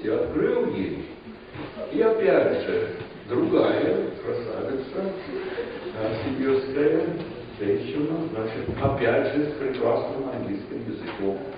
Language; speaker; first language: Russian; non-native, fluent; English